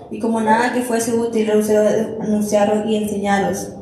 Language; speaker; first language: Spanish; early bilingual, heritage; Spanish